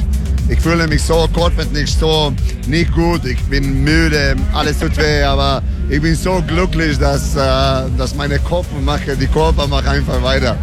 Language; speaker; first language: German; non-native, learner; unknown